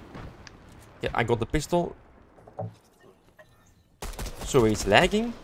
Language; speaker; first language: English; non-native, learner; Dutch